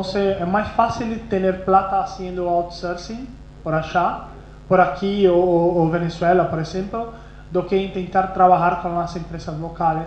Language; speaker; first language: Spanish; non-native, fluent; Portuguese